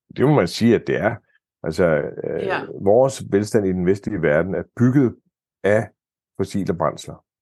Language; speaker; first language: Danish; native; Danish